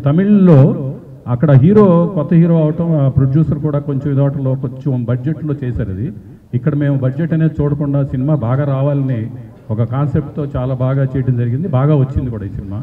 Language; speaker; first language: Telugu; native; Telugu